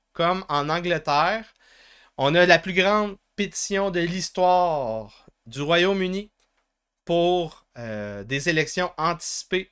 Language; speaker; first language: French; native; French